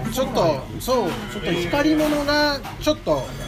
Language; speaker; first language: Japanese; non-native, fluent; English